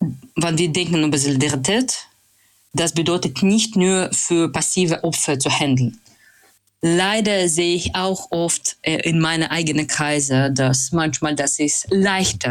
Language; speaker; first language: German; non-native, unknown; Russian